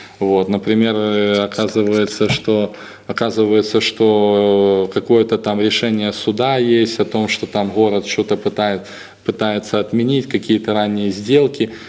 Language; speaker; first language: Russian; native; Russian